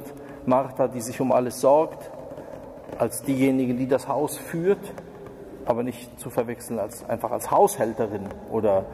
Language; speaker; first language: German; native; German